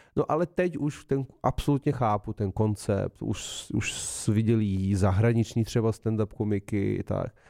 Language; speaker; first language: Czech; non-native, fluent; Serbian